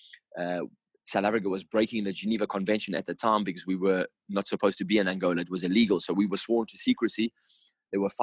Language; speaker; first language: English; native; English